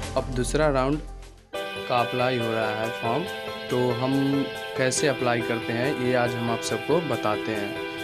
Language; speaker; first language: Hindi; native; Hindi